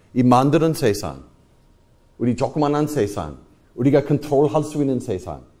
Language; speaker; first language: Korean; non-native, fluent; English